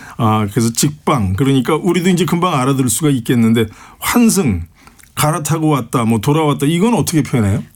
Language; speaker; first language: Korean; native; Korean